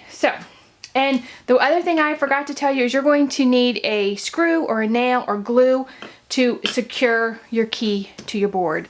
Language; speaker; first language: English; native; English